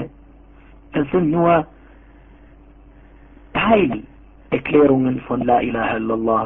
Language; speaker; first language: German; non-native, fluent; Arabic